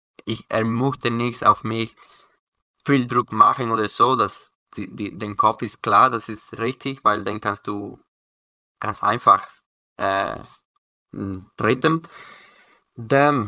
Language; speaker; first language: German; non-native, learner; Spanish